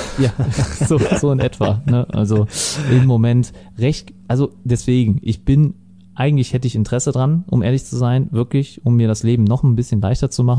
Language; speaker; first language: German; native; German